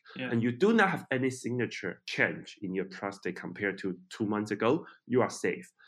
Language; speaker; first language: English; non-native, fluent; Chinese